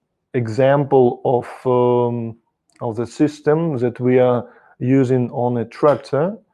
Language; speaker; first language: English; non-native, fluent; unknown